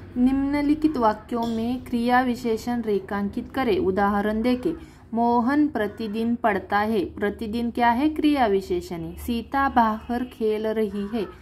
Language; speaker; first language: Hindi; non-native, local second language; Marathi